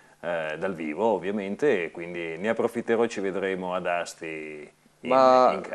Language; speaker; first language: Italian; native; Italian